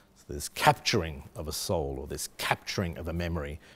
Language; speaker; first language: English; native; English